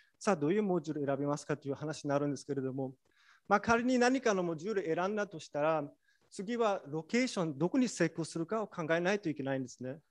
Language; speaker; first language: Japanese; non-native, fluent; German